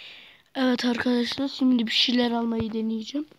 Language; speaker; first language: Turkish; native; Turkish